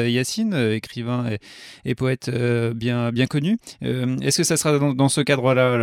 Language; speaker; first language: French; native; French